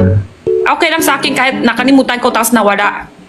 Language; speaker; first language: Filipino; non-native, learner; Chinese